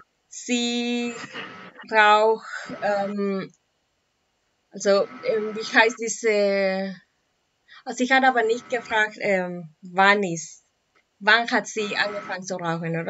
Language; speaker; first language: German; non-native, learner; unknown